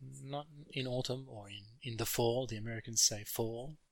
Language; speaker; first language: English; non-native, learner; Japanese